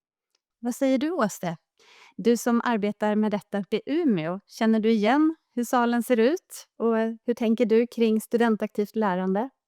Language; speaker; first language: Swedish; native; Swedish